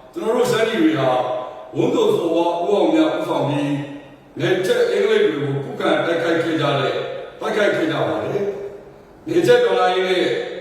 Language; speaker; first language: Burmese; non-native, local second language; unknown